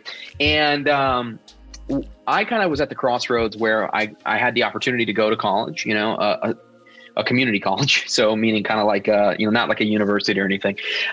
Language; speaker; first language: English; native; English